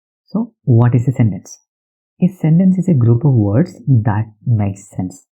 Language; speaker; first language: English; non-native, local second language; Malayalam